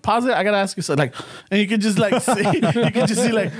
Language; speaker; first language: English; early bilingual, other home language; Spanish